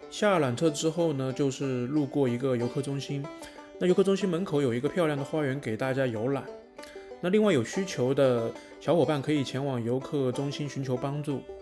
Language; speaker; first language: Chinese; native; Chinese